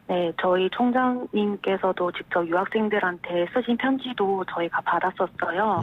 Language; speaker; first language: Korean; non-native, fluent; Chinese